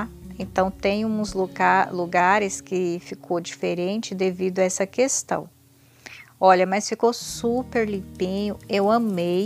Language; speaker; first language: Portuguese; native; Portuguese